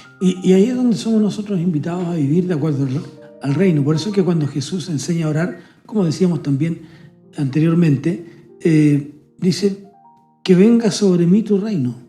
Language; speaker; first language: Spanish; native; Spanish